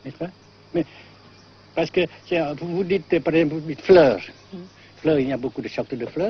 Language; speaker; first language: French; non-native, local second language; Vietnamese